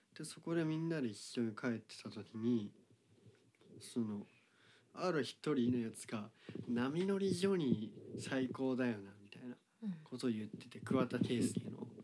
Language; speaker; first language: Japanese; native; Japanese